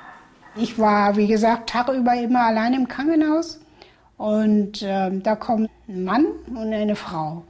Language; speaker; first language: German; early bilingual, other home language; Vietnamese